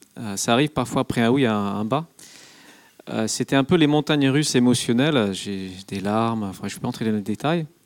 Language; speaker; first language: French; non-native, fluent; English